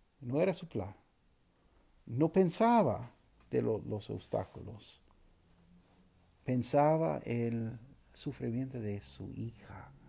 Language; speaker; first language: Spanish; non-native, fluent; English